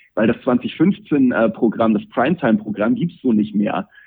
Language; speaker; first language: German; native; German